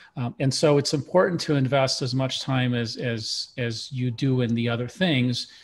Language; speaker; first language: English; early bilingual, other home language; Russian